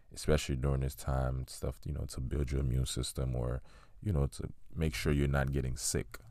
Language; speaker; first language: English; early bilingual, other home language; Haitian Creole